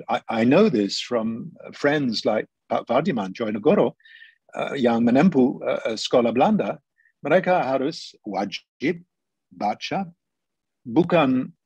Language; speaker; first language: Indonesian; non-native, fluent; English